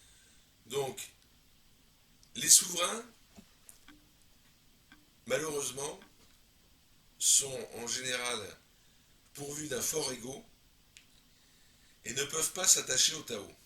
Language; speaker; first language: French; native; French